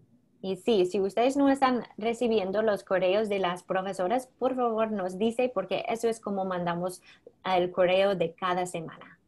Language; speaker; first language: Spanish; non-native, fluent; English